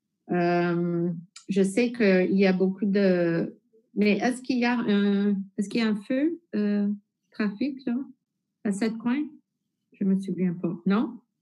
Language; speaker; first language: French; non-native, fluent; English